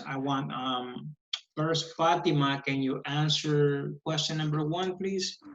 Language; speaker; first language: English; non-native, fluent; Spanish